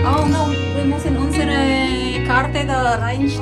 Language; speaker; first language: German; non-native, learner; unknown